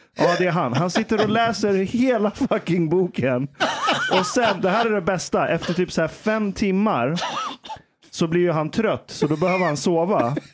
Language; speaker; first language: Swedish; early bilingual, other home language; Persian